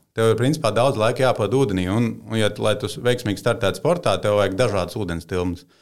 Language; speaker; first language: Latvian; native; Latvian